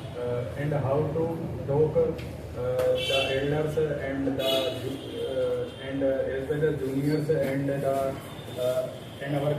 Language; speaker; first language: English; non-native, learner; Hindi